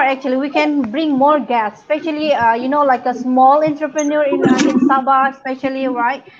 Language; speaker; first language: English; non-native, local second language; Malay